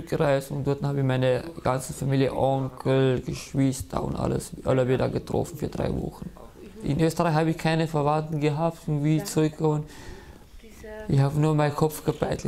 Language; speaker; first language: German; early bilingual, other home language; Kurdish